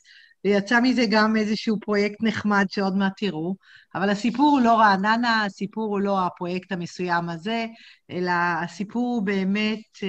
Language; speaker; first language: Hebrew; native; Hebrew